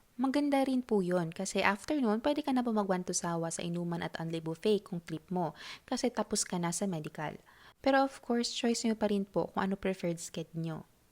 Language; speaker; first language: Filipino; native; Filipino